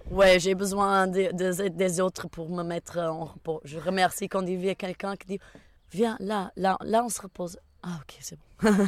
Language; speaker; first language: French; non-native, fluent; Portuguese